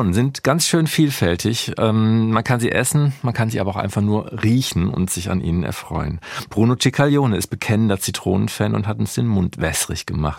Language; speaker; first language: German; native; German